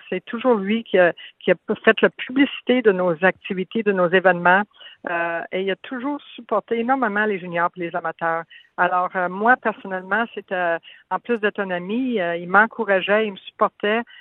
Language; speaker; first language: French; native; French